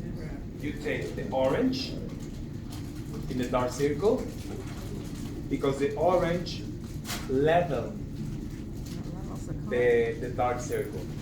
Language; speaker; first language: English; non-native, learner; Spanish